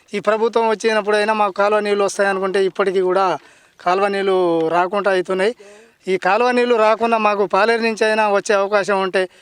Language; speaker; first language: Telugu; non-native, local second language; Lambadi